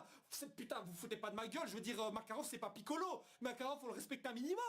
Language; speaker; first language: French; native; French